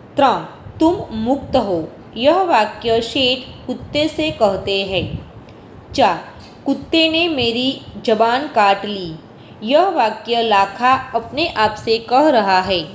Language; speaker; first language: Hindi; non-native, local second language; Gujarati